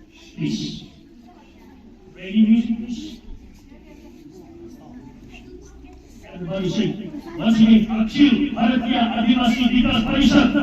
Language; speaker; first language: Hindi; non-native, local second language; Thado Chin